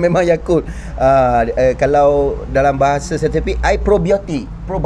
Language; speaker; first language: Malay; native; Malay